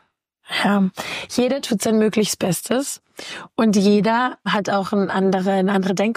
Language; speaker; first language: German; native; German